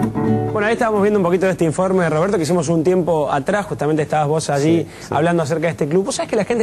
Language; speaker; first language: Spanish; native; Spanish